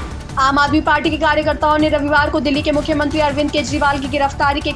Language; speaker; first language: Hindi; native; Hindi